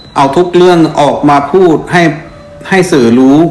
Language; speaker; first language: Thai; non-native, fluent; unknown